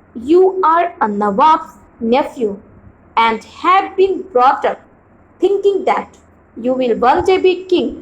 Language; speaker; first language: English; non-native, local second language; Hindi